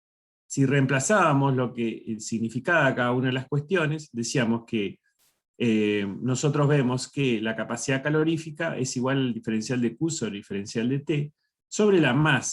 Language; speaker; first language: Spanish; native; Spanish